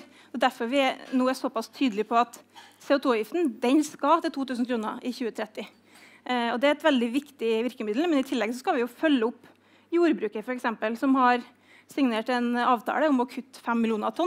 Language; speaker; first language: Norwegian; native; Norwegian